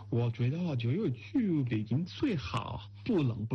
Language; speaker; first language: Chinese; non-native, learner; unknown